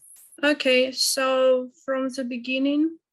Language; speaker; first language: English; non-native, fluent; Ukrainian